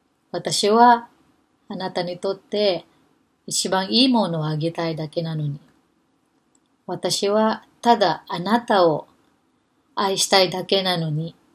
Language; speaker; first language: Japanese; non-native, fluent; Filipino